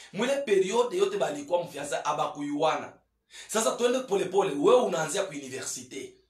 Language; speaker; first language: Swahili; native; Swahili